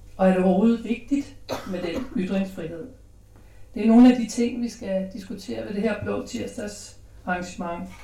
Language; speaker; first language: Danish; native; Danish